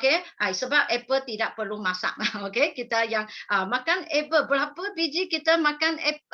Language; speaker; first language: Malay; non-native, local second language; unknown